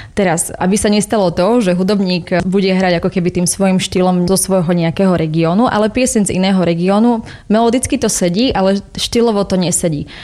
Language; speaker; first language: Slovak; native; Slovak